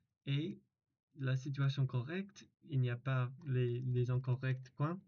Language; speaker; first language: French; non-native, learner; English